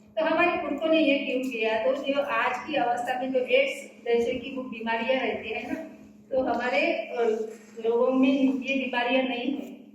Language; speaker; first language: Hindi; non-native, local second language; Gondi